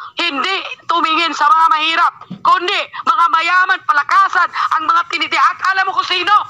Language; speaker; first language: Filipino; non-native, local second language; Cebuano